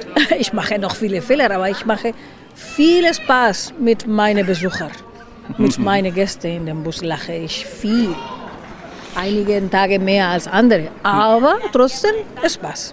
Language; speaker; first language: German; non-native, learner; Spanish